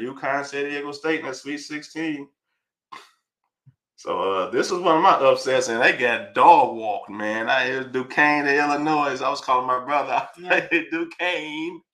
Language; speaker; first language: English; native; English